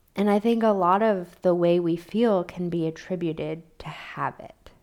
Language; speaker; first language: English; native; English